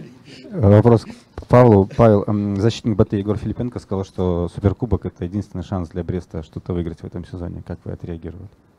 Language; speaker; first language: Russian; native; Russian